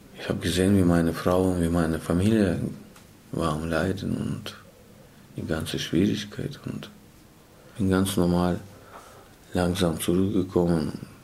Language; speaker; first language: German; non-native, learner; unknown